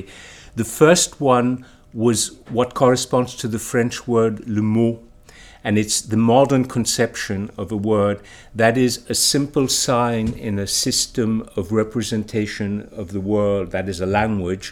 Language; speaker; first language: English; native; English